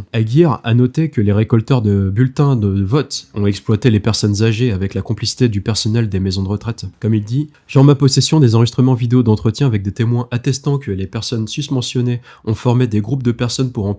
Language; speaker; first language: French; native; French